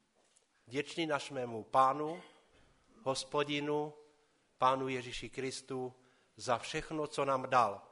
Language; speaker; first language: Czech; non-native, local second language; Polish